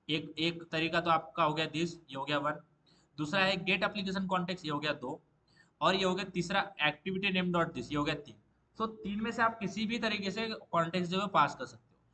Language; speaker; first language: Hindi; non-native, local second language; Marathi